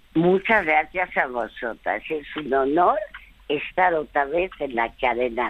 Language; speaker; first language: Spanish; early bilingual, other home language; French